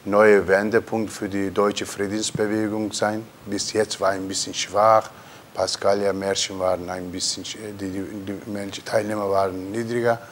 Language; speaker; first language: German; non-native, learner; Turkish